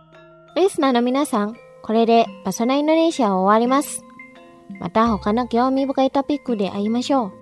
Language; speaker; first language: Japanese; non-native, fluent; Indonesian